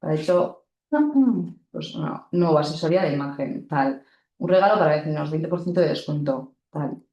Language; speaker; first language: Spanish; non-native, local second language; Basque